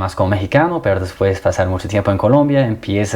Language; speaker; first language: Spanish; non-native, fluent; English